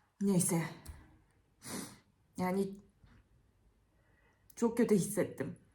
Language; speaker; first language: Turkish; non-native, fluent; Japanese